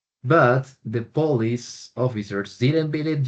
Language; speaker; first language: English; non-native, fluent; Spanish